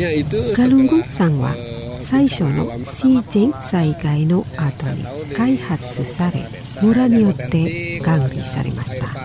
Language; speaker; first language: Japanese; non-native, fluent; Indonesian